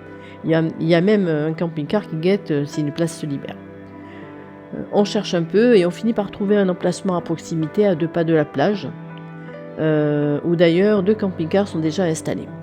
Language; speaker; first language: French; native; French